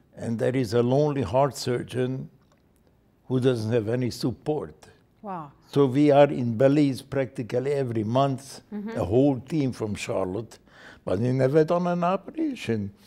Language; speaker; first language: English; non-native, fluent; Hungarian